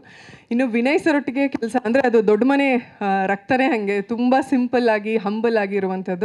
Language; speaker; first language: Kannada; native; Kannada